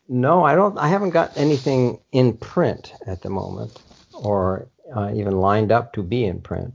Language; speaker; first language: English; native; English